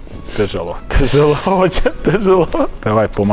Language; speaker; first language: Russian; non-native, learner; Croatian